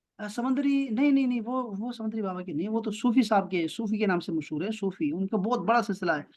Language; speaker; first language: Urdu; non-native, local second language; Pashto